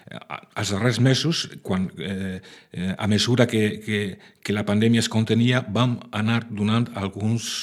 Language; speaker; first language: Catalan; non-native, local second language; Spanish